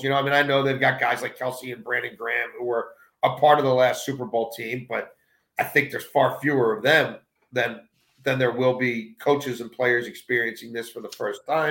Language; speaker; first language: English; native; English